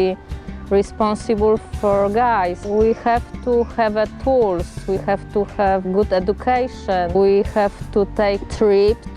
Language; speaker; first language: English; non-native, fluent; Polish